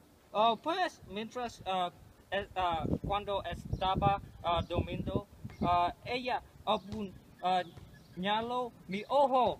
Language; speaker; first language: Spanish; non-native, learner; English